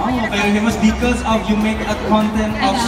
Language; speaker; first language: English; non-native, learner; Indonesian